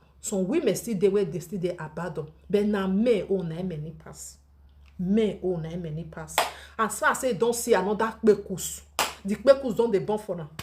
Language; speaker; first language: Nigerian Pidgin; native; Nigerian Pidgin